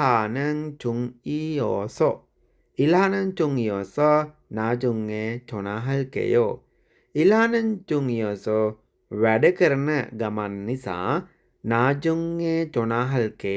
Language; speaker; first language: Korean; non-native, fluent; Sinhala